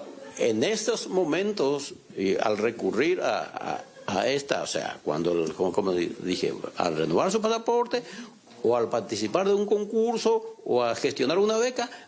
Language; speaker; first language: Spanish; native; Spanish